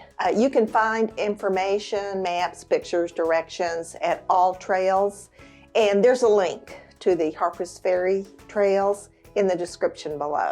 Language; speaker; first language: English; native; English